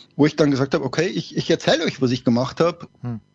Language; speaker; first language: German; native; German